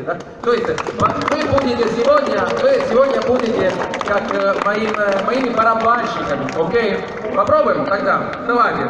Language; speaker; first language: Russian; non-native, fluent; Italian